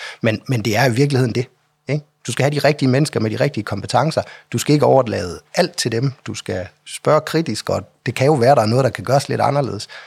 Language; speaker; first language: Danish; native; Danish